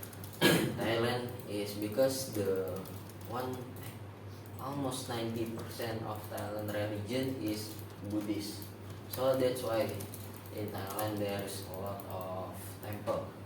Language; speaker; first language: English; non-native, learner; Indonesian